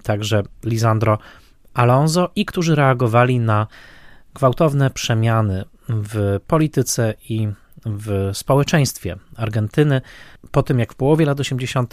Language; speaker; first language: Polish; native; Polish